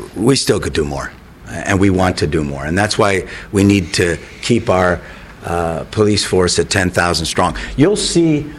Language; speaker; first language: English; native; English